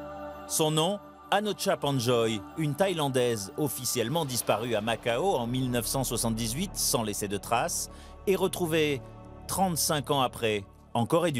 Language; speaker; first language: French; native; French